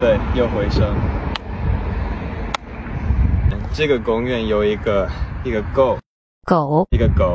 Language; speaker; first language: Chinese; non-native, learner; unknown